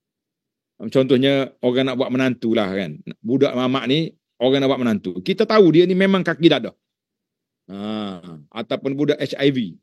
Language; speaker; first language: Malay; native; Malay